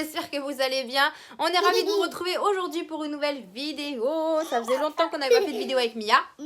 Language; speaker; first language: French; native; French